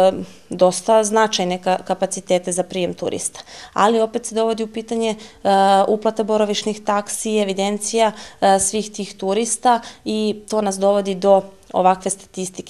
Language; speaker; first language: Serbian; native; Serbian